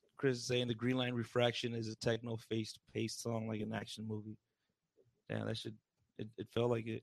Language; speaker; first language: English; early bilingual, other home language; Spanish